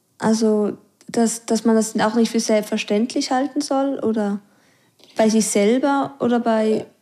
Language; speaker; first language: German; native; German